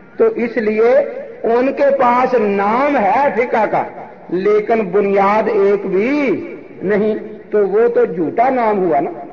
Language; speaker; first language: Urdu; non-native, local second language; Punjabi